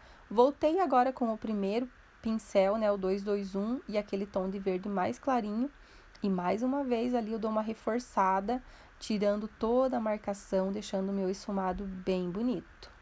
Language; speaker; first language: Portuguese; native; Portuguese